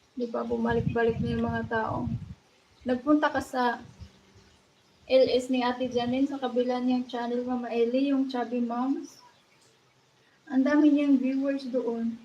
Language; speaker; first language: Filipino; non-native, local second language; Cebuano